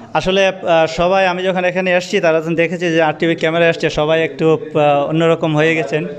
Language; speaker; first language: Bangla; native; Bangla